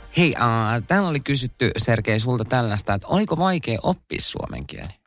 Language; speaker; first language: Finnish; native; Finnish